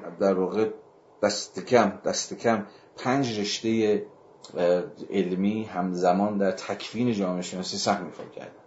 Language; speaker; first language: Persian; native; Persian